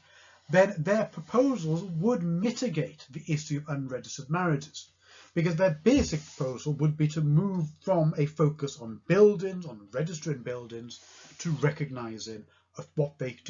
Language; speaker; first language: English; native; English